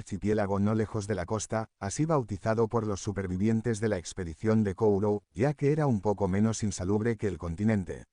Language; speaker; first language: Spanish; native; Spanish